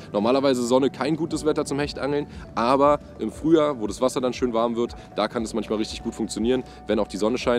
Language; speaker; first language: German; native; German